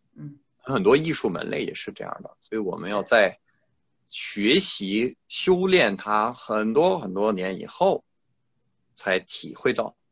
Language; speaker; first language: Chinese; non-native, fluent; French